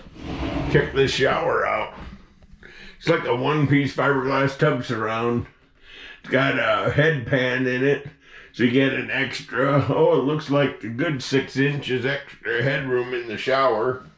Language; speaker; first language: English; native; English